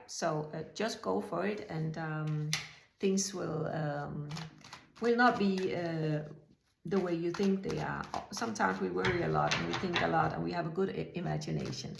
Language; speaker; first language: English; non-native, fluent; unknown